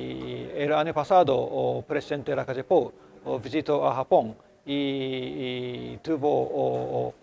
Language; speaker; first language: Spanish; non-native, learner; Japanese